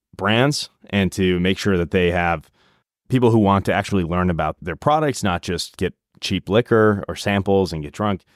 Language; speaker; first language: English; native; English